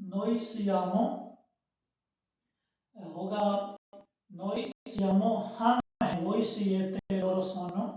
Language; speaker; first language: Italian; non-native, fluent; Urdu